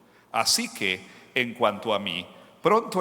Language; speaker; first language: Spanish; non-native, fluent; English